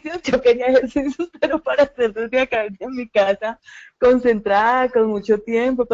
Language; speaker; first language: Spanish; native; Spanish